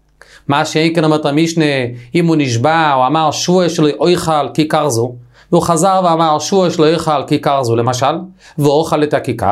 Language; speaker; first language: Hebrew; native; Hebrew